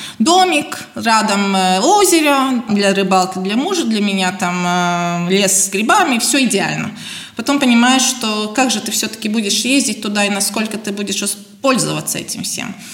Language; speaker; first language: Russian; non-native, local second language; Latvian